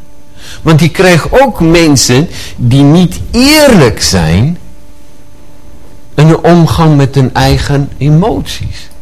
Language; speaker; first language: Dutch; non-native, fluent; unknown